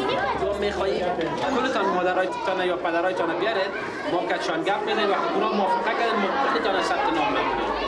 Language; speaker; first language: Persian; native; Persian